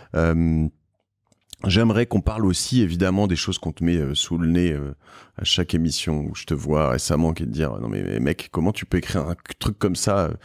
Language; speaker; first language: French; native; French